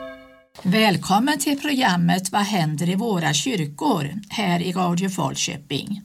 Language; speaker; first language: Swedish; native; Swedish